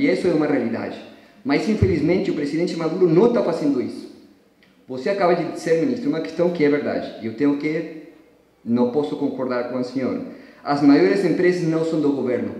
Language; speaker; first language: Portuguese; non-native, fluent; Spanish